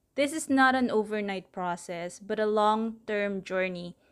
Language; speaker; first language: English; non-native, local second language; Filipino